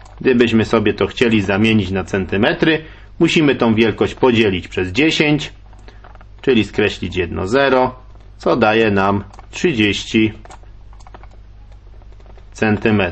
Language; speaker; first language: Polish; native; Polish